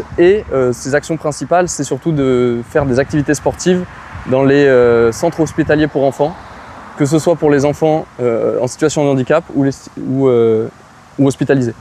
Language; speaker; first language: French; native; French